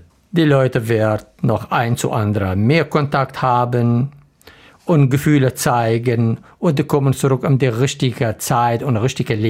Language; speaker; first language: German; non-native, learner; Arabic